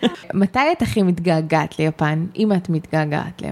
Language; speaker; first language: Hebrew; native; Hebrew